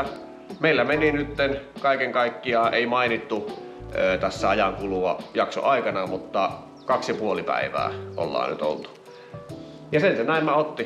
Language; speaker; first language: Finnish; native; Finnish